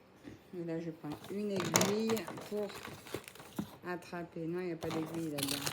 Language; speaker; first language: French; native; French